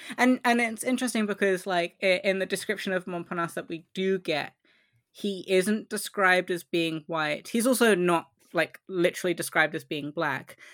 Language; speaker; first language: English; native; English